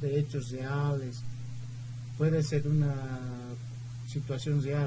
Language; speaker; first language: Spanish; native; Spanish